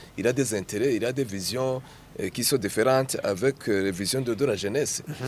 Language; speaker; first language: French; non-native, local second language; Rundi